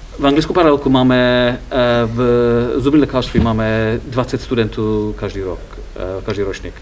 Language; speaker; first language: Czech; non-native, fluent; English